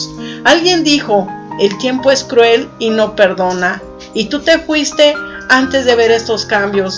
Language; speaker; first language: Spanish; native; Spanish